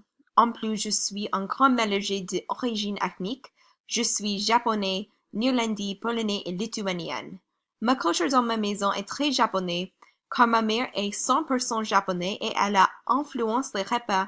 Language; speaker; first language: French; non-native, learner; English